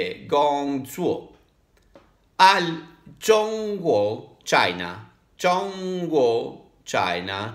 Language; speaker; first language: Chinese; non-native, learner; Italian